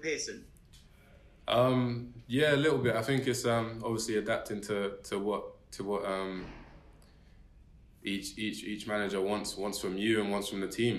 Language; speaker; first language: English; native; English